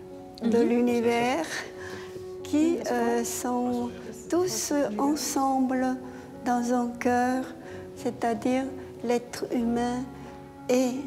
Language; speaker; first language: French; non-native, fluent; Korean